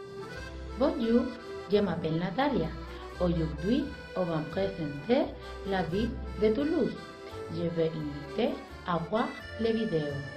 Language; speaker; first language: French; non-native, learner; Spanish